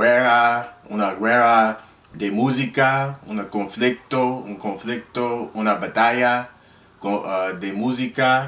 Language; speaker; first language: Spanish; non-native, learner; English